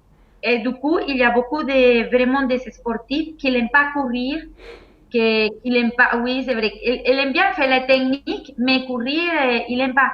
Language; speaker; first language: French; non-native, fluent; Spanish